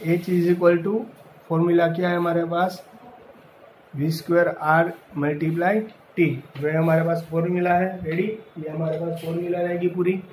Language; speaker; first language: Hindi; non-native, local second language; Gujarati